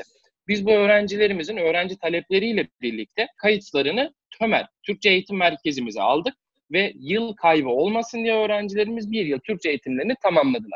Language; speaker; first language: Turkish; native; Turkish